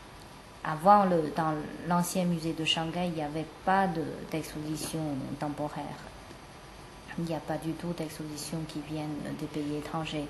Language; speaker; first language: French; non-native, fluent; Chinese